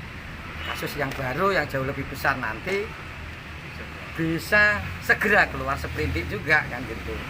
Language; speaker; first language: Indonesian; non-native, local second language; Javanese